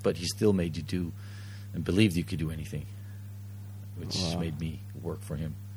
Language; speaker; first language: English; early bilingual, heritage; English